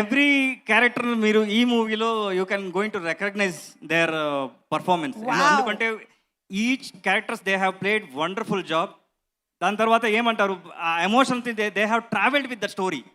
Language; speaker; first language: Telugu; non-native, learner; Kannada